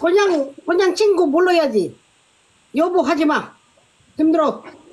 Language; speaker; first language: Korean; non-native, learner; Filipino